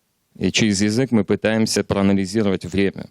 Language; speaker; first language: Russian; native; Russian